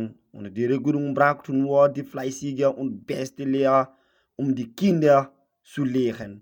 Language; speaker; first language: German; non-native, learner; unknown